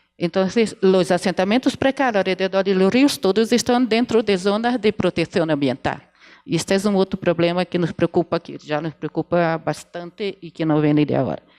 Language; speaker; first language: Spanish; non-native, fluent; Portuguese